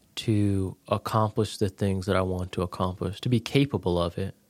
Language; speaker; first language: English; native; English